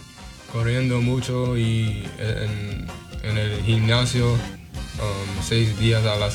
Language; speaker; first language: Spanish; early bilingual, heritage; Spanish